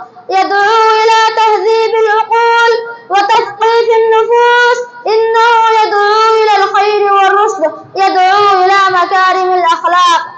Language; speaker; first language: Arabic; non-native, learner; Urdu